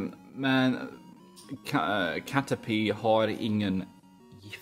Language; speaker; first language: Swedish; non-native, learner; English